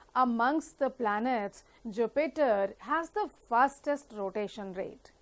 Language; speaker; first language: English; non-native, local second language; Punjabi